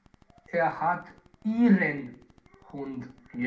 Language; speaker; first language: German; non-native, learner; Romanian